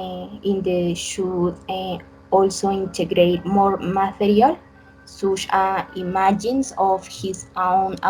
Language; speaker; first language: English; non-native, learner; Spanish